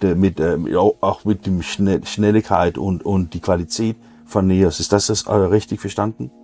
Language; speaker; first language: German; non-native, learner; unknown